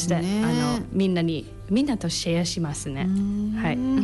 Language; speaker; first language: Japanese; non-native, learner; English